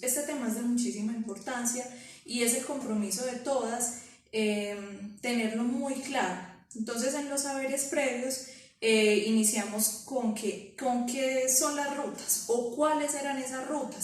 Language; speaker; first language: Spanish; native; Spanish